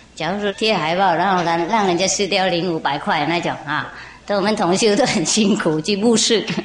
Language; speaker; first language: Chinese; non-native, fluent; Vietnamese